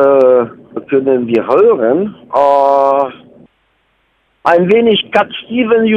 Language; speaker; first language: German; non-native, learner; Italian